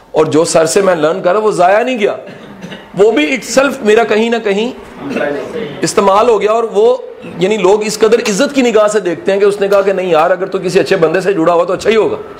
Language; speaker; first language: Urdu; non-native, local second language; Punjabi